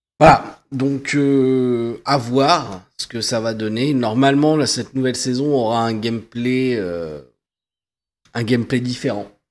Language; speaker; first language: French; native; French